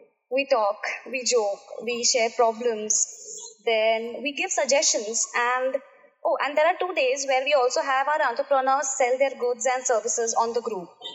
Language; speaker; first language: English; non-native, local second language; Marathi